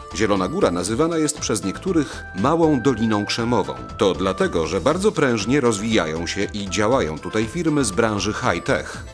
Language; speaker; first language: Polish; native; Polish